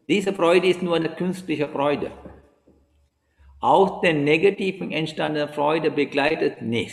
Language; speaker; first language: German; non-native, learner; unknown